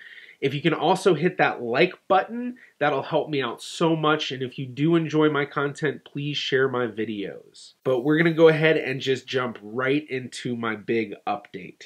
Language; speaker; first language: English; native; English